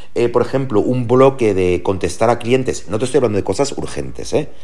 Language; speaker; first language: Spanish; early bilingual, heritage; German